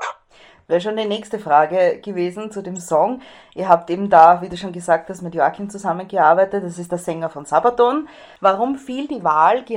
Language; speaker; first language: German; native; German